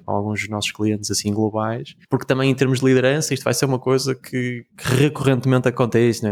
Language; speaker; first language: Portuguese; native; Portuguese